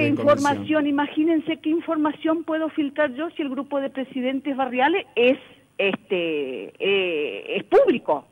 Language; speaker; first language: Spanish; native; Spanish